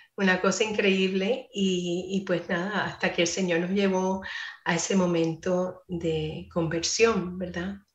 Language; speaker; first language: Spanish; non-native, fluent; English